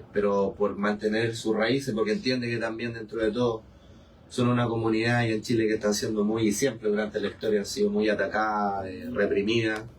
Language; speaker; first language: Spanish; native; Spanish